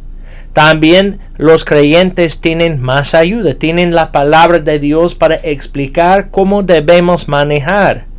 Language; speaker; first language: Spanish; non-native, fluent; English